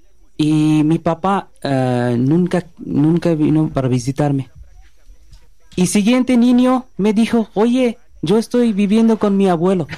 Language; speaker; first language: Spanish; non-native, learner; Bangla